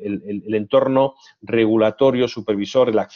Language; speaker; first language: Spanish; native; Spanish